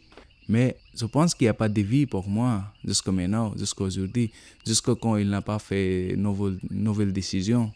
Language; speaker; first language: French; non-native, learner; Nepali